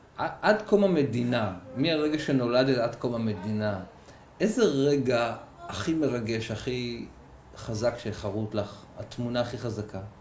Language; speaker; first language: Hebrew; native; Hebrew